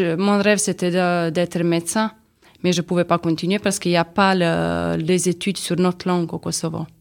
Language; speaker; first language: French; non-native, learner; Serbian